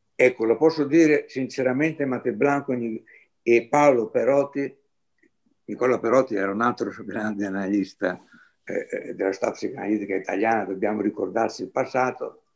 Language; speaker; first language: Italian; non-native, fluent; Greek